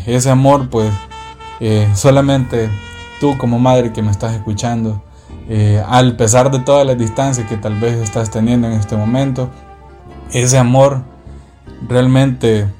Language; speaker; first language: Spanish; native; Spanish